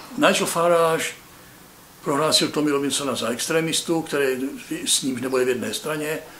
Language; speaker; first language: Czech; native; Czech